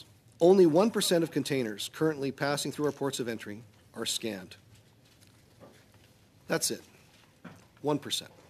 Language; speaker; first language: English; native; English